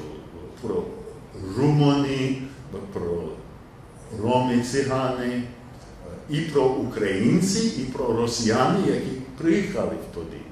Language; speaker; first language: Polish; non-native, learner; English